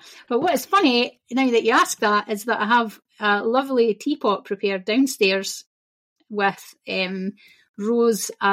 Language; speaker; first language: English; native; English